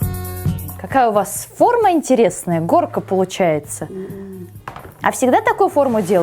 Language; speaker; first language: Russian; native; Russian